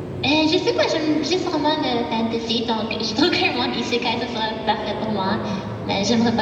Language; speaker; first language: French; non-native, fluent; English